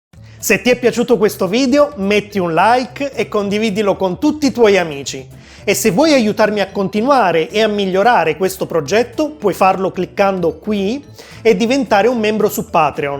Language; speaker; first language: Italian; native; Italian